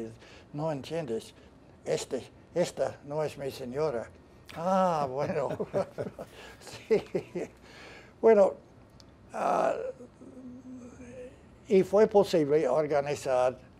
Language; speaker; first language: Spanish; non-native, fluent; English